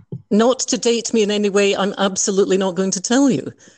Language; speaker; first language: English; native; English